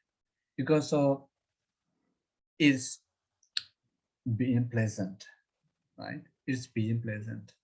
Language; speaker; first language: English; non-native, fluent; Burmese